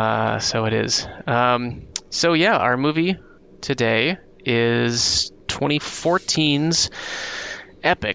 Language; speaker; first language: English; native; English